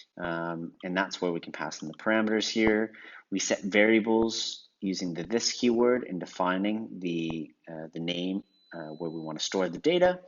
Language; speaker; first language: English; native; English